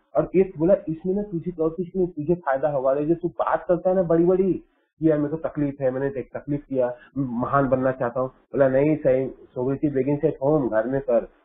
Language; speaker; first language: Hindi; native; Hindi